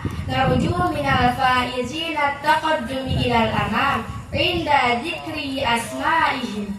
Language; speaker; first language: Arabic; non-native, learner; Indonesian